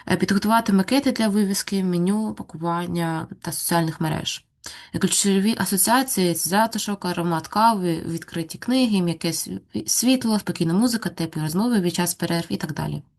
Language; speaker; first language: Ukrainian; native; Ukrainian